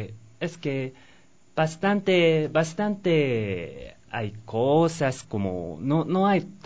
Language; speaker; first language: Spanish; non-native, learner; Japanese